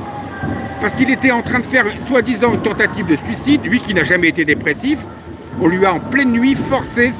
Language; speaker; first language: French; native; French